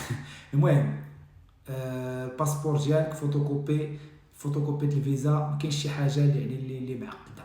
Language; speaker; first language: Arabic; native; Arabic